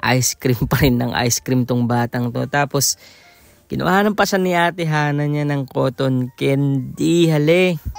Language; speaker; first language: Filipino; non-native, local second language; Iloko